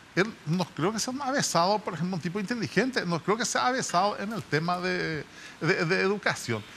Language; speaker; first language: Spanish; native; Spanish